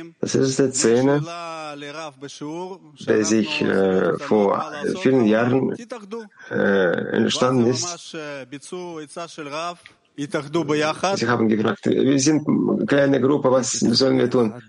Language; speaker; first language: German; non-native, learner; Hebrew